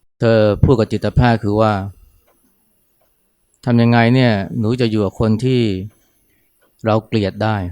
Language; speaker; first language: Thai; native; Thai